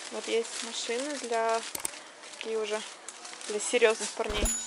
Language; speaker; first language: Russian; native; Russian